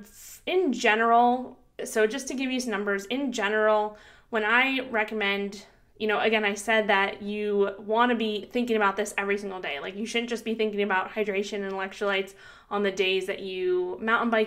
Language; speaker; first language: English; native; English